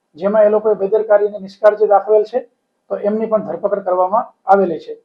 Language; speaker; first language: Gujarati; native; Gujarati